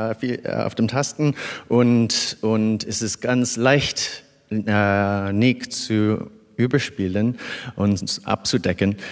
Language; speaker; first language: German; non-native, fluent; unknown